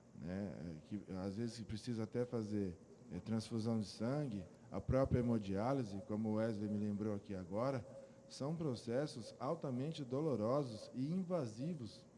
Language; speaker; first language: Portuguese; native; Portuguese